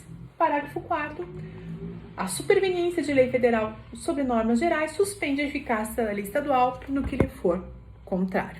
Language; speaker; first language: Portuguese; native; Portuguese